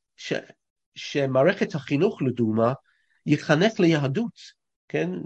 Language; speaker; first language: Hebrew; non-native, fluent; English